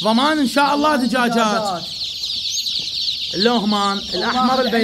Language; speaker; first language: Arabic; native; Arabic